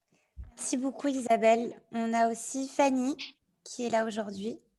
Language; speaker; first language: French; native; French